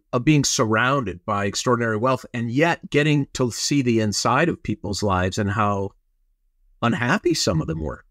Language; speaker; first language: English; native; English